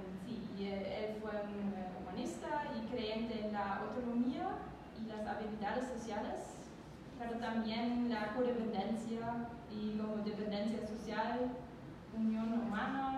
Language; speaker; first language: Spanish; non-native, learner; German